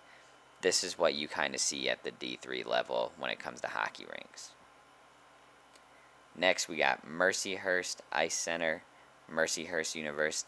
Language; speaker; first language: English; native; English